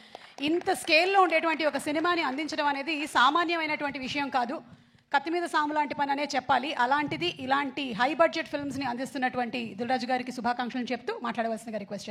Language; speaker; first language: Telugu; native; Telugu